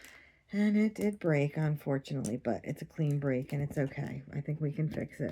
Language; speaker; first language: English; native; English